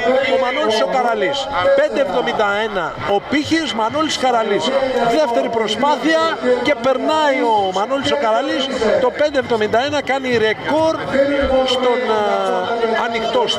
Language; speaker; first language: Greek; native; Greek